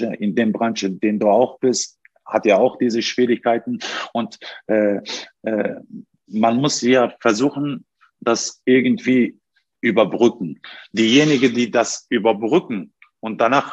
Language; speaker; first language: German; non-native, learner; Turkish